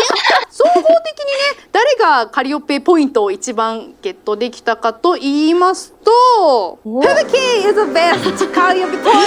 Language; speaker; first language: Japanese; native; Japanese